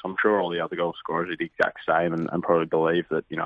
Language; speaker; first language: English; native; English